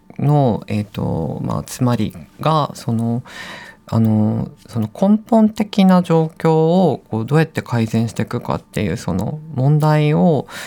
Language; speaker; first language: Japanese; native; Japanese